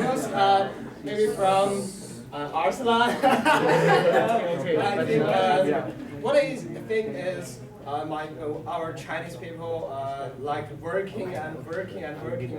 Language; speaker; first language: English; non-native, learner; Chinese